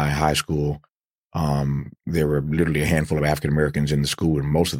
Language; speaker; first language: English; native; English